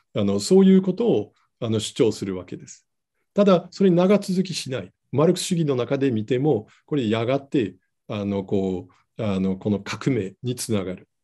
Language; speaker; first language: Japanese; non-native, fluent; Dutch